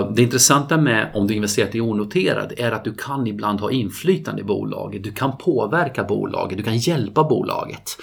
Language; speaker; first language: Swedish; non-native, fluent; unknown